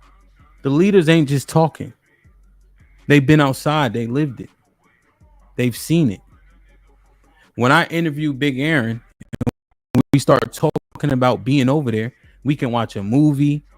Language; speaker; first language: English; native; English